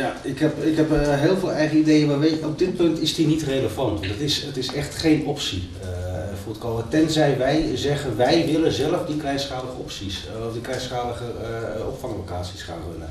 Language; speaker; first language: Dutch; native; Dutch